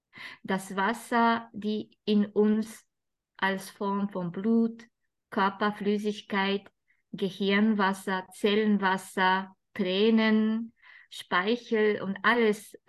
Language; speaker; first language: German; non-native, fluent; Japanese